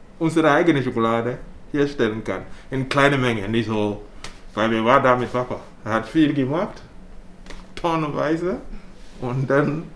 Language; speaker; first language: German; non-native, fluent; English